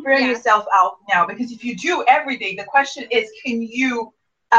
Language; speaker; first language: English; non-native, local second language; Yoruba